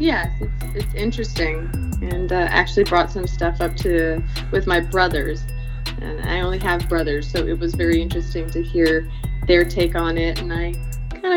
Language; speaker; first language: English; non-native, local second language; Filipino